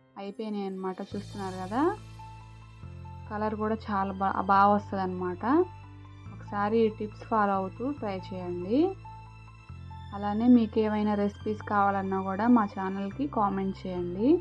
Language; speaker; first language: Telugu; native; Telugu